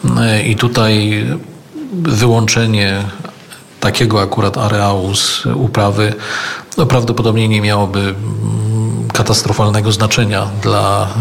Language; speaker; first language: Polish; native; Polish